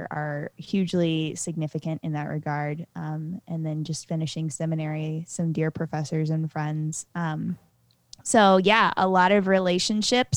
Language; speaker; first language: English; native; English